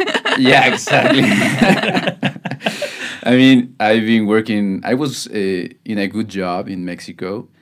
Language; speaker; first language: English; non-native, fluent; Spanish